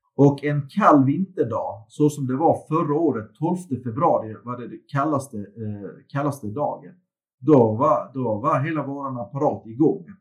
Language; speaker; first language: Swedish; early bilingual, other home language; Turkish